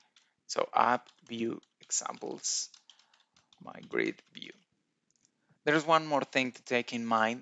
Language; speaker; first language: English; non-native, fluent; Spanish